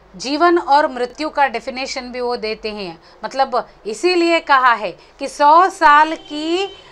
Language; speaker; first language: Hindi; non-native, local second language; Konkani